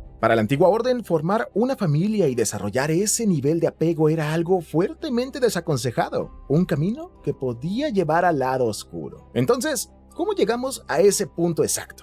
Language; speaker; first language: Spanish; native; Spanish